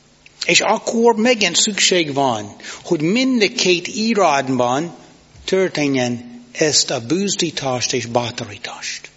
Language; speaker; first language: Hungarian; non-native, fluent; English